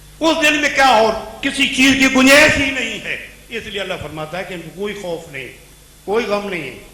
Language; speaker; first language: Urdu; non-native, local second language; Punjabi